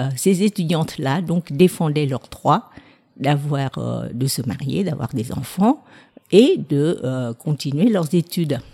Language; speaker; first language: French; non-native, fluent; Vietnamese